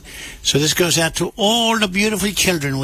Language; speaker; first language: English; native; English